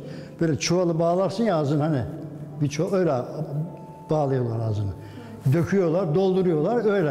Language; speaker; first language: Turkish; native; Turkish